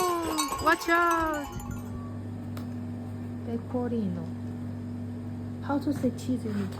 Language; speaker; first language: English; non-native, fluent; Korean